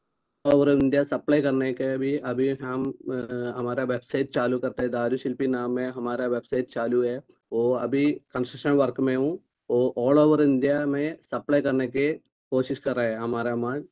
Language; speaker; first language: Hindi; non-native, local second language; Malayalam